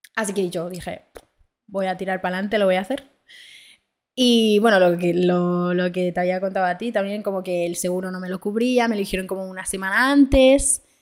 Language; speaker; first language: Spanish; early bilingual, other home language; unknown